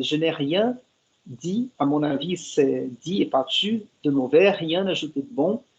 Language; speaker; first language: French; non-native, fluent; Portuguese